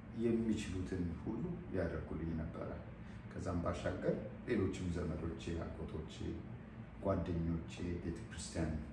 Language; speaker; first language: Amharic; non-native, local second language; Wolaytta